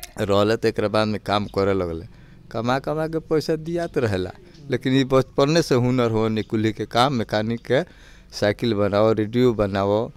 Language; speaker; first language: Hindi; native; Hindi